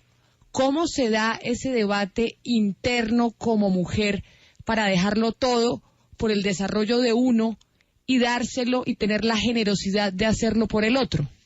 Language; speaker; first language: Spanish; native; Spanish